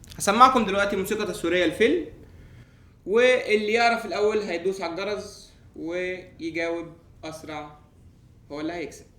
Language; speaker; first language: Egyptian Arabic; native; Egyptian Arabic